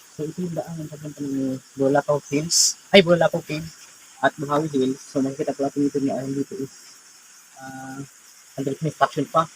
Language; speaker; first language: Filipino; non-native, local second language; Bikol